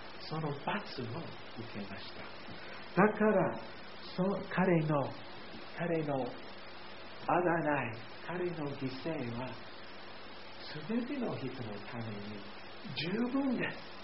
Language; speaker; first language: Japanese; non-native, fluent; English